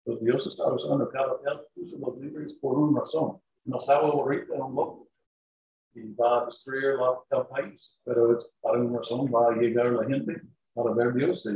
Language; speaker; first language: Spanish; non-native, learner; English